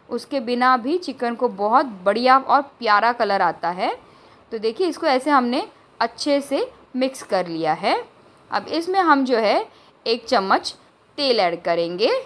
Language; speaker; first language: Hindi; non-native, local second language; Marathi